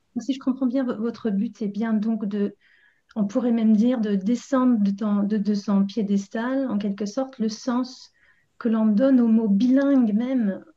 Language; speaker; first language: French; non-native, fluent; English